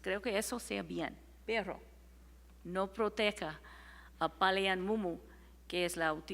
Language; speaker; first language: Spanish; non-native, fluent; English